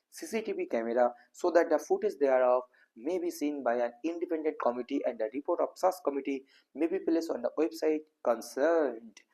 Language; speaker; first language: English; non-native, local second language; Bangla